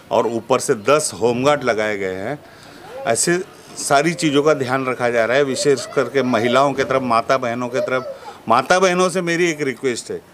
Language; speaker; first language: Hindi; non-native, local second language; Sindhi